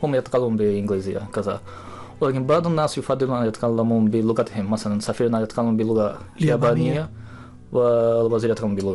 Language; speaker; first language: Arabic; non-native, learner; Japanese